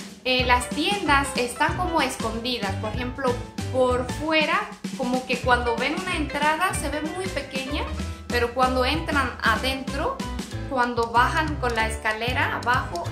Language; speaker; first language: Spanish; non-native, fluent; Korean